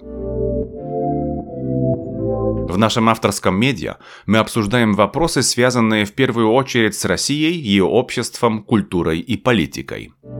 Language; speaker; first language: Russian; non-native, fluent; Polish